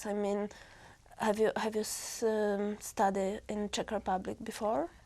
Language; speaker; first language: English; non-native, learner; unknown